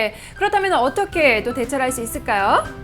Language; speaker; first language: Korean; native; Korean